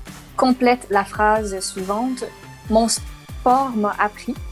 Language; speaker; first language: French; native; French